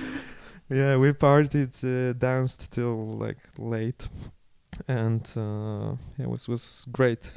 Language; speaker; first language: English; non-native, fluent; Polish